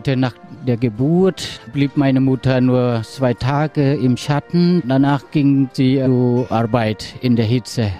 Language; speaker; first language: German; non-native, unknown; Khmer